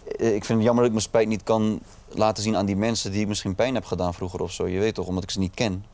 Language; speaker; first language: Dutch; early bilingual, other home language; Arabic